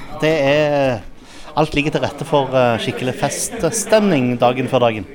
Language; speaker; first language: Norwegian; native; Norwegian